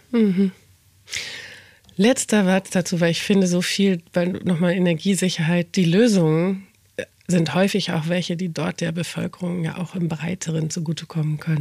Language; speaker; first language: German; native; German